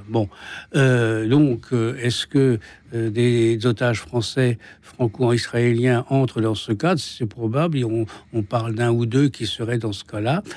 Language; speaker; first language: French; native; French